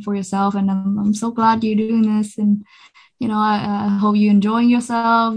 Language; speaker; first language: English; non-native, fluent; Vietnamese